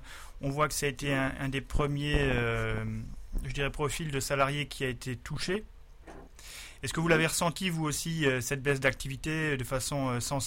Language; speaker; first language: French; native; French